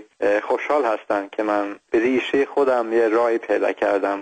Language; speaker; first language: Persian; non-native, fluent; Swedish